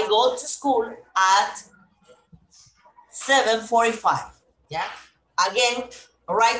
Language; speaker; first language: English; non-native, learner; Spanish